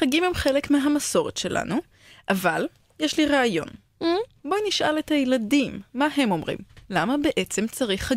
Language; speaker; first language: Hebrew; native; Hebrew